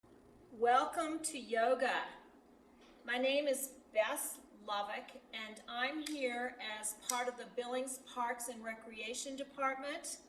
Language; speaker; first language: English; native; English